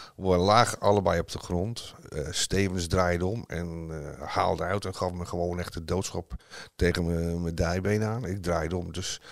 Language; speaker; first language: Dutch; non-native, fluent; English